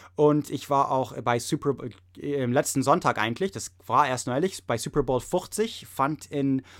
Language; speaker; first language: German; non-native, fluent; English